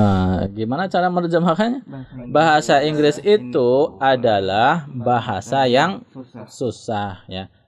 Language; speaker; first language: Indonesian; native; Indonesian